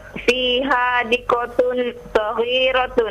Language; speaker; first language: Arabic; non-native, learner; Indonesian